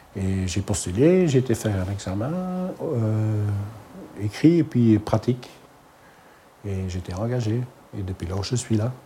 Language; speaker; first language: French; non-native, local second language; Dutch